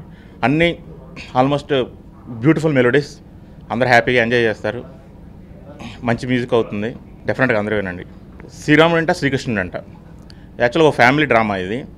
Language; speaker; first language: Telugu; native; Telugu